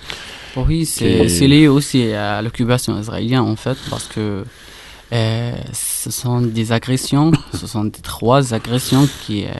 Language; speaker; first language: French; non-native, fluent; Arabic